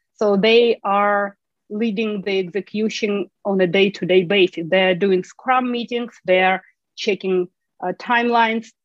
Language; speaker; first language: English; non-native, fluent; Ukrainian